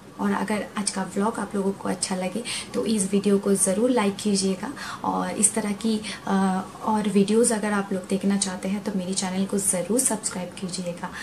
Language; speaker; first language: Hindi; non-native, local second language; Bangla